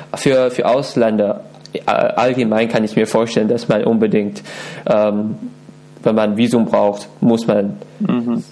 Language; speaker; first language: German; non-native, fluent; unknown